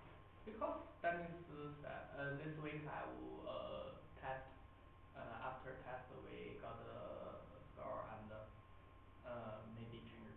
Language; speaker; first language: English; non-native, learner; Chinese